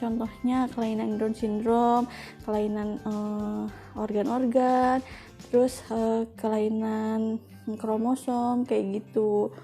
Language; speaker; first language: Indonesian; native; Indonesian